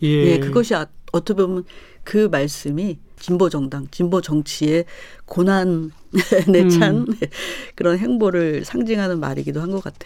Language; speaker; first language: Korean; native; Korean